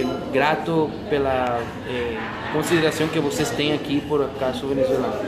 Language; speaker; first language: Portuguese; non-native, fluent; Spanish